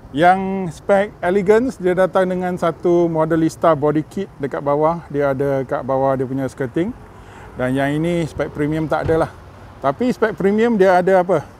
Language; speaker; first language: Malay; native; Malay